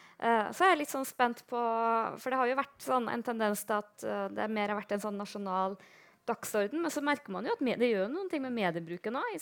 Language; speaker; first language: Norwegian; native; Norwegian